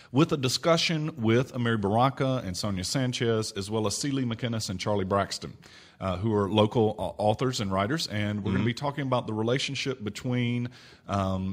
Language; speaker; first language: English; native; English